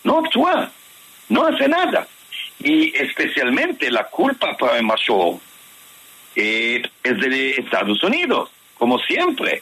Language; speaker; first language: Spanish; non-native, fluent; Hebrew